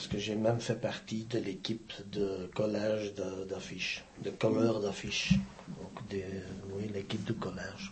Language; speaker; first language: French; native; French